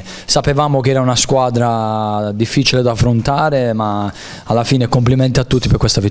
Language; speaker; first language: Italian; native; Italian